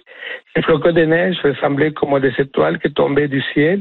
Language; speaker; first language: French; non-native, fluent; Spanish